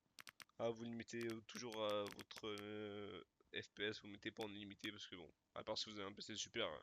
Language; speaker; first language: French; native; French